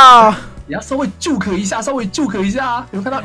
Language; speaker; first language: Chinese; native; Chinese